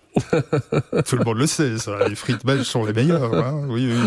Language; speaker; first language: French; native; French